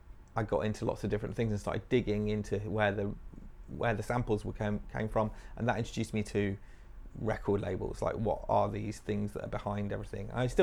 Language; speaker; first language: English; native; English